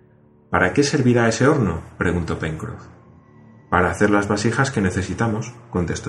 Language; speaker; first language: Spanish; native; Spanish